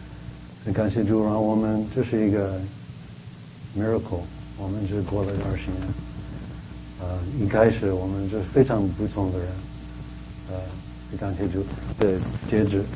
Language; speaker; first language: Chinese; non-native, fluent; English